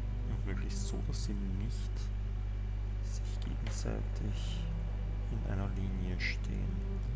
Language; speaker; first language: German; native; German